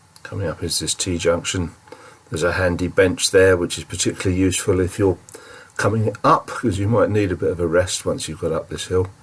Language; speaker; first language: English; native; English